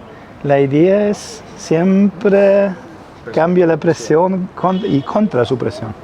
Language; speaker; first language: Spanish; non-native, learner; German